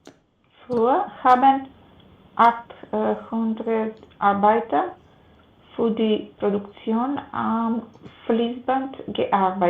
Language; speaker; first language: German; non-native, learner; Macedonian